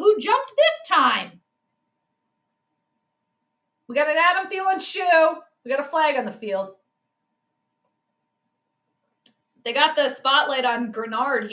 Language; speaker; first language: English; native; English